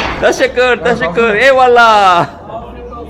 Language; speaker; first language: Turkish; non-native, learner; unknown